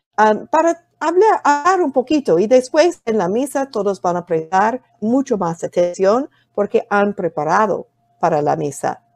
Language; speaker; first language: Spanish; non-native, fluent; English